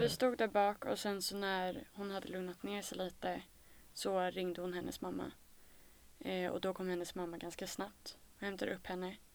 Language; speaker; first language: Swedish; native; Swedish